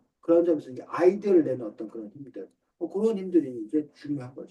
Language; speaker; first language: Korean; native; Korean